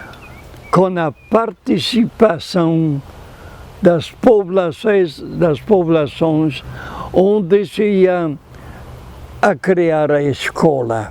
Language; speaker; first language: Portuguese; non-native, fluent; French